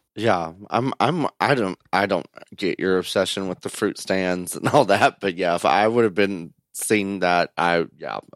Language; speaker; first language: English; native; English